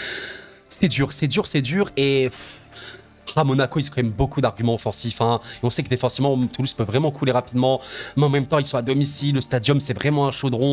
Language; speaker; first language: French; native; French